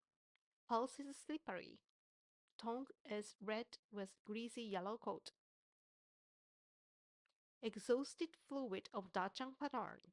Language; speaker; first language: English; non-native, fluent; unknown